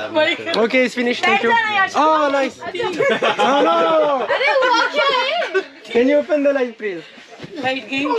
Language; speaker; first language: English; non-native, learner; French